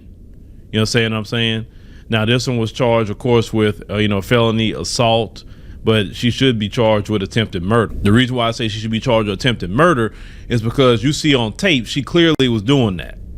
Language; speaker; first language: English; native; English